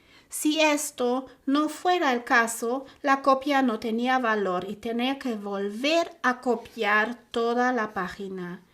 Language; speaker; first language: Spanish; non-native, fluent; German